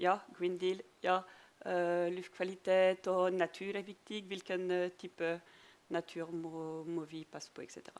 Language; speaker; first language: Norwegian; non-native, fluent; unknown